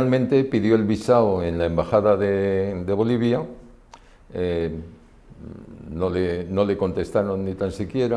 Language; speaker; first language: Spanish; native; Spanish